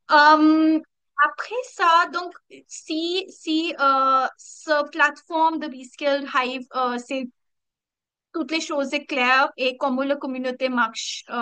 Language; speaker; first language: French; non-native, learner; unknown